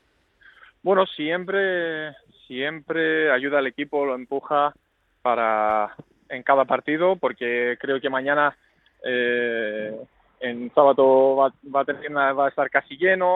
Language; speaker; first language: Spanish; non-native, fluent; Greek